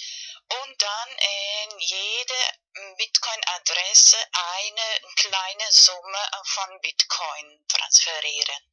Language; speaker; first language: German; non-native, fluent; Spanish